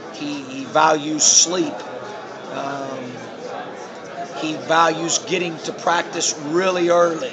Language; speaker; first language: English; native; English